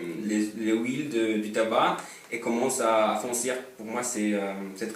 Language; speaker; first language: French; non-native, fluent; Polish